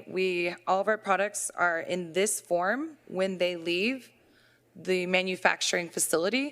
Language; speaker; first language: English; native; English